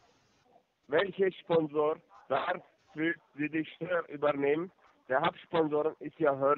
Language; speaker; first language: German; non-native, fluent; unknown